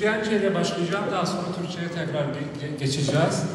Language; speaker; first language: Turkish; non-native, local second language; Aramaic